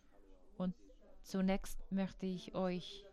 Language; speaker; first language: German; non-native, fluent; Finnish